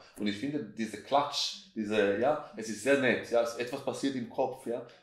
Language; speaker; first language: German; non-native, fluent; Hebrew